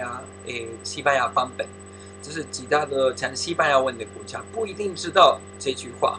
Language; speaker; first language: Chinese; non-native, fluent; Spanish